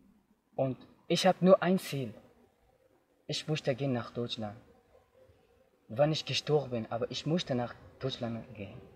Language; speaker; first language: German; non-native, learner; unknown